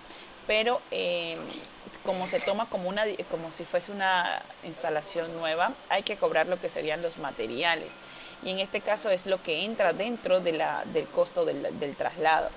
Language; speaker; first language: Spanish; native; Spanish